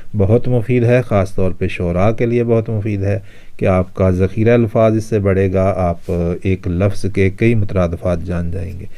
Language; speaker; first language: Urdu; non-native, local second language; Punjabi